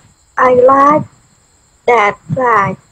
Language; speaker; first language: English; non-native, learner; Khmer